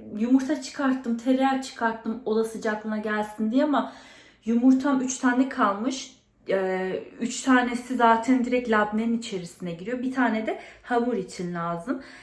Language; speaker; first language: Turkish; native; Turkish